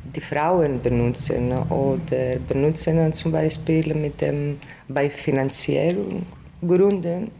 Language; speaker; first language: German; non-native, fluent; Greek